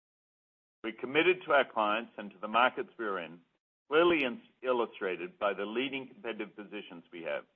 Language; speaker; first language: English; native; English